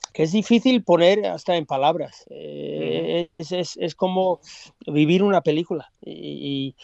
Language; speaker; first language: Spanish; non-native, fluent; English